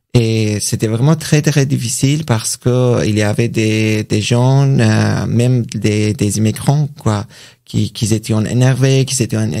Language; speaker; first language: French; non-native, learner; Persian